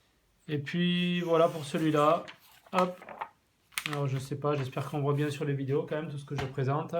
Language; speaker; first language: French; native; French